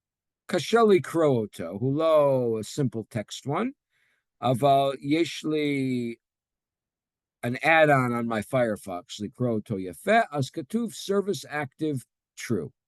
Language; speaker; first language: Hebrew; non-native, fluent; English